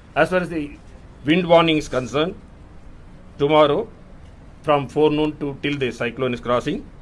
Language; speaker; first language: English; non-native, local second language; Tamil